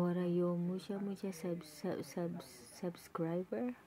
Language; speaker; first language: Spanish; non-native, learner; Filipino